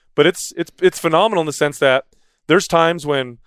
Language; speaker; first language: English; native; English